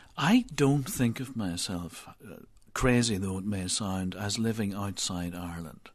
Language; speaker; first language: English; native; English